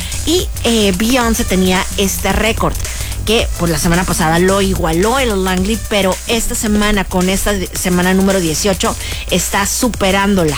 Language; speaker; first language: Spanish; native; Spanish